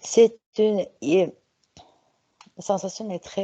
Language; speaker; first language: French; non-native, fluent; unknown